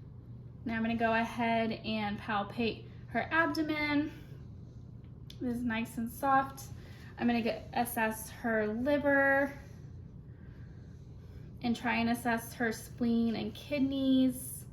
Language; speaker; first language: English; native; English